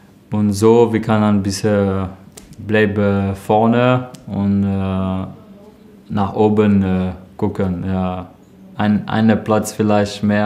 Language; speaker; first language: German; non-native, learner; French